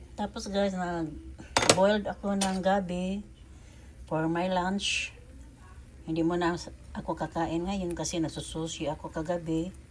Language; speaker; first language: Filipino; non-native, local second language; Cebuano